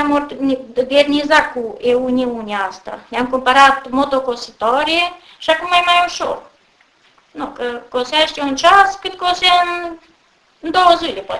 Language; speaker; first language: Romanian; native; Romanian